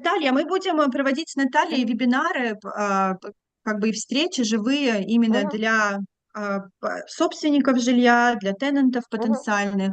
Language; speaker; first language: Russian; native; Russian